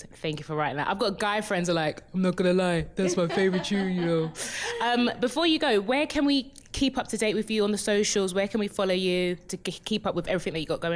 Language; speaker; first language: English; native; English